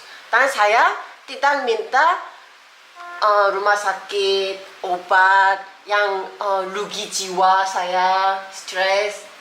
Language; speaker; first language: Indonesian; non-native, learner; Korean